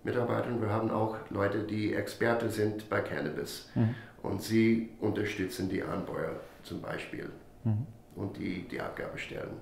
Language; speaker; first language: German; non-native, fluent; English